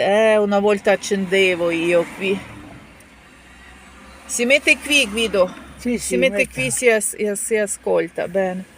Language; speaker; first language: Italian; non-native, learner; Ukrainian